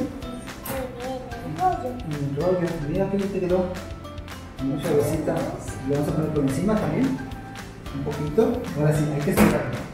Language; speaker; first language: Spanish; native; Spanish